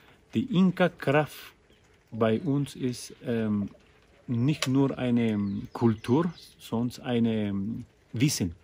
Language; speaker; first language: German; non-native, learner; Spanish